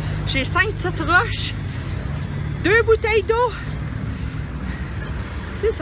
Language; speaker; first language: French; native; French